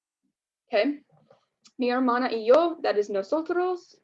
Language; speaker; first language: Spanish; non-native, fluent; English